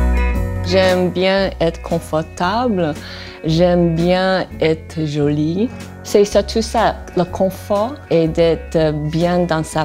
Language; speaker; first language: French; non-native, fluent; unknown